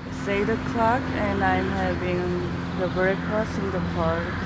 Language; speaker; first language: English; non-native, learner; Korean